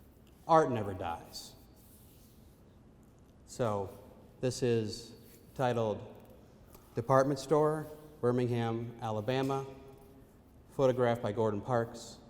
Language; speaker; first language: English; native; English